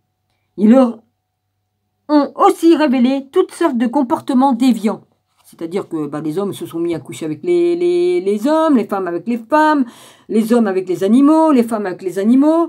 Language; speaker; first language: French; native; French